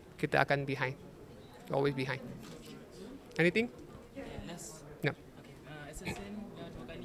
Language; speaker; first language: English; non-native, learner; Malay